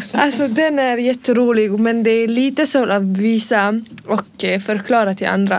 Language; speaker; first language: Swedish; early bilingual, other home language; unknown